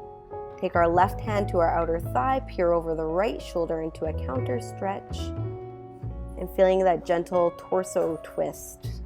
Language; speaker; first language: English; native; English